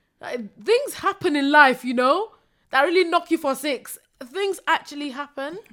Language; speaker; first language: English; early bilingual, other home language; Spanish